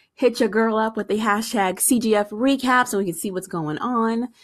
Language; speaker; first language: English; native; English